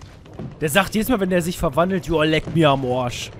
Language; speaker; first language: German; native; German